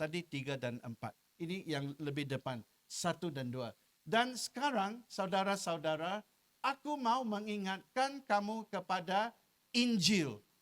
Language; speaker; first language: Malay; non-native, local second language; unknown